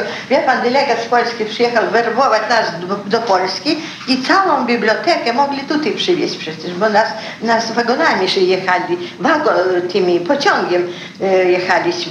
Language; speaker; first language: Polish; early bilingual, heritage; Polish